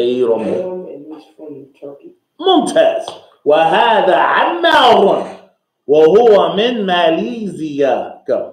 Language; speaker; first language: Arabic; non-native, fluent; English